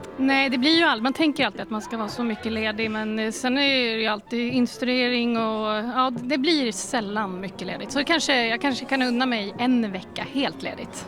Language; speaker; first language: Swedish; native; Swedish